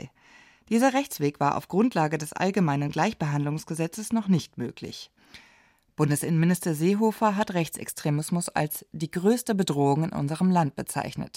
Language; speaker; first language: German; native; German